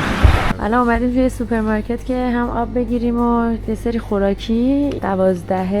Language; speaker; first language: Persian; native; Persian